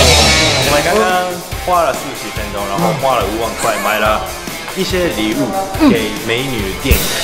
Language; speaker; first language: Chinese; non-native, learner; Japanese